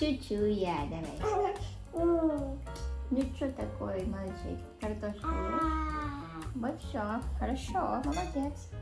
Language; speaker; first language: Russian; non-native, learner; Filipino